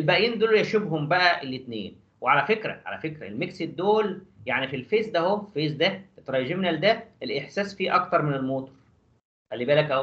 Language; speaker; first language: Arabic; native; Arabic